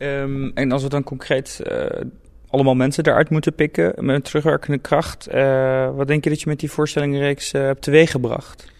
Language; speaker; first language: Dutch; native; Dutch